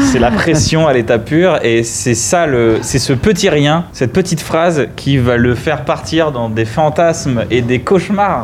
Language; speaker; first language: French; native; French